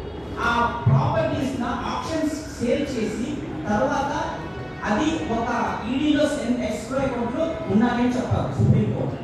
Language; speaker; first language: Telugu; non-native, local second language; Urdu